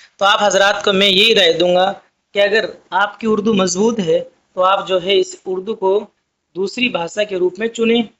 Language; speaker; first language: Urdu; native; Urdu